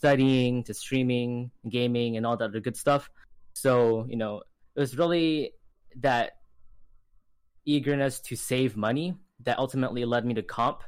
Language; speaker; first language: English; native; English